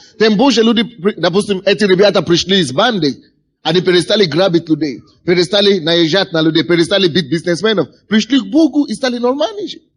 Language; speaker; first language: Russian; non-native, fluent; Yoruba